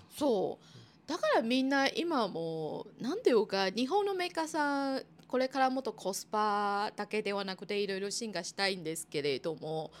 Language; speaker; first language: Japanese; non-native, fluent; Chinese